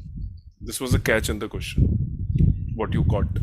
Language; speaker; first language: English; non-native, local second language; Hindi